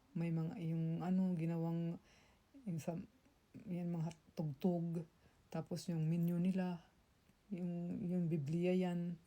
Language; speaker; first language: Filipino; non-native, local second language; Cebuano